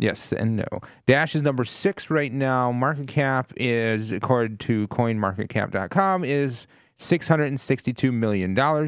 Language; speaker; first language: English; native; English